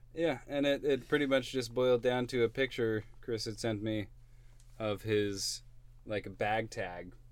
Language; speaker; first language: English; native; English